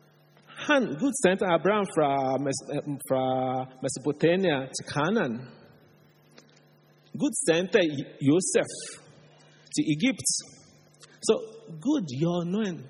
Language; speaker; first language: Norwegian; non-native, fluent; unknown